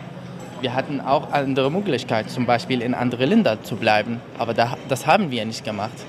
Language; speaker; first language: German; non-native, learner; Arabic